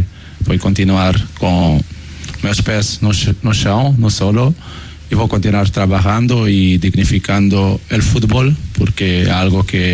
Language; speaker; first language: Spanish; non-native, fluent; Portuguese